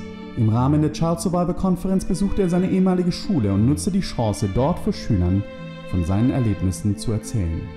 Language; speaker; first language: German; native; German